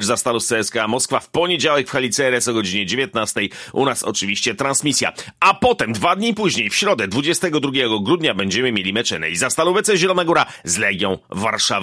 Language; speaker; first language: Polish; native; Polish